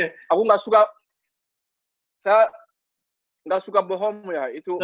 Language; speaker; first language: Indonesian; non-native, learner; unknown